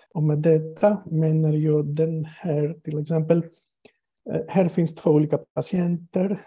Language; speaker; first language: Swedish; non-native, fluent; Greek